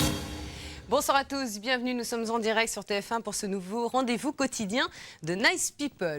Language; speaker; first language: French; native; French